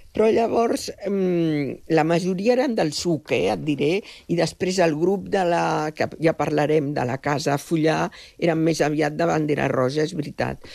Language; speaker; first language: Catalan; non-native, local second language; Spanish